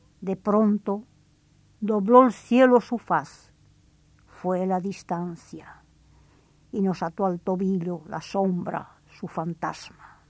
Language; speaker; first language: Spanish; native; Spanish